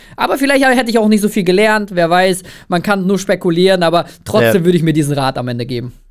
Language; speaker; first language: German; early bilingual, other home language; Russian